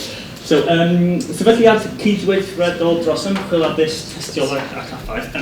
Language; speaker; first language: Welsh; non-native, learner; English